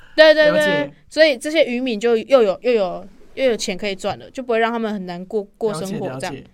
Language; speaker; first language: Chinese; native; Chinese